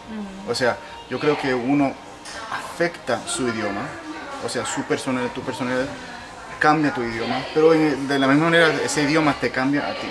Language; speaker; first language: Spanish; native; Spanish